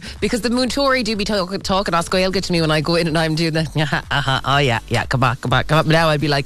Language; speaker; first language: English; native; English